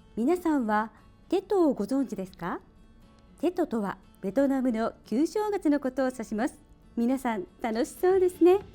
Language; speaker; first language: Japanese; native; Japanese